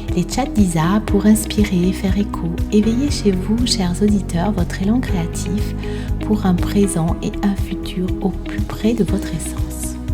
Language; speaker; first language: French; native; French